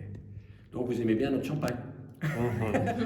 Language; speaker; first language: French; native; French